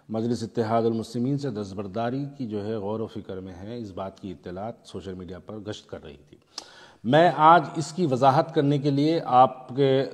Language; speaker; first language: Hindi; non-native, local second language; Urdu